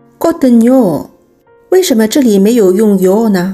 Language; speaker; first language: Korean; non-native, learner; Chinese